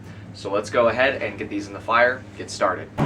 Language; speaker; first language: English; native; English